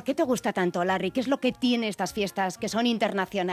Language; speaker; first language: Spanish; native; Spanish